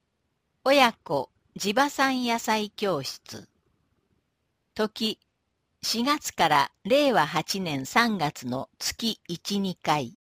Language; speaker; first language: Japanese; native; Japanese